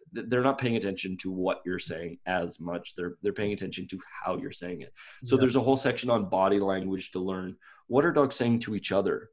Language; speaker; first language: English; native; English